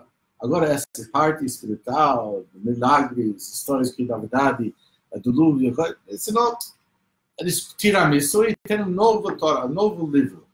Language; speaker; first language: Portuguese; non-native, fluent; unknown